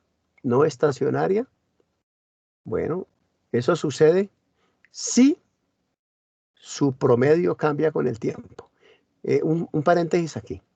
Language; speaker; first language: Spanish; native; Spanish